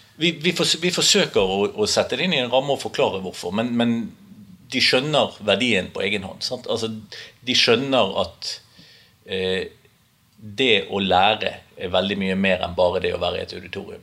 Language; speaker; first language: Norwegian; native; Norwegian